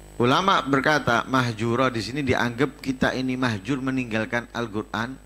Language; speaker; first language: Indonesian; non-native, local second language; Javanese